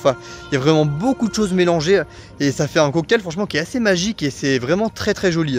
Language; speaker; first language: French; native; French